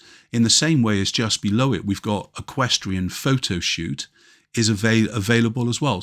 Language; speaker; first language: English; native; English